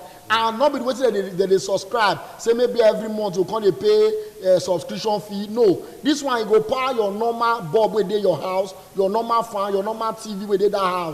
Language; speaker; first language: English; non-native, local second language; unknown